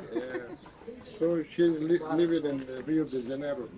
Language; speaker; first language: English; non-native, learner; Turkish